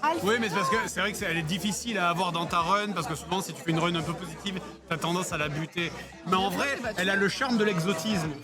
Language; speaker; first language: French; native; French